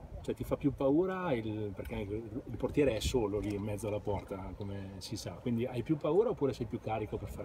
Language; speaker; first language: Italian; native; Italian